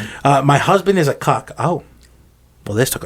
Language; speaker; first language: English; native; English